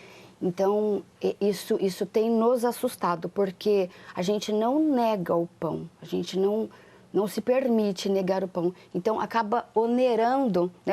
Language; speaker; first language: Portuguese; native; Portuguese